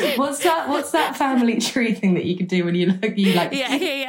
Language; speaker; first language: English; native; English